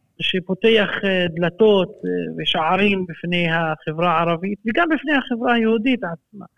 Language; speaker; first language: Hebrew; non-native, local second language; Arabic